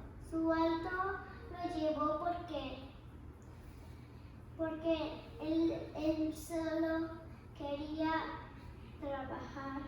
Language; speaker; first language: Spanish; early bilingual, heritage; Spanish